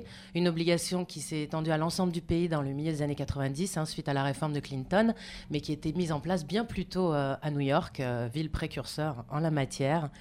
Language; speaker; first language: French; native; French